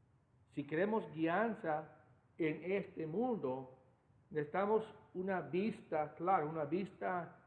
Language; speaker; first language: Spanish; non-native, fluent; English